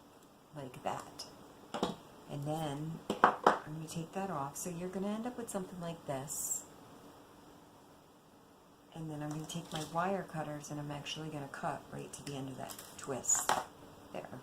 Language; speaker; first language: English; native; English